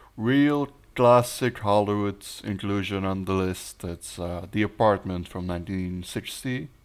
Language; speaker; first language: English; non-native, fluent; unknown